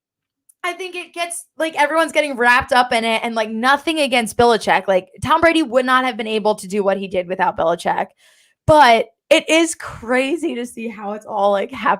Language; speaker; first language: English; native; English